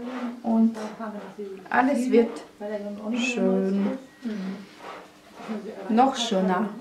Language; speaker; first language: German; non-native, learner; Russian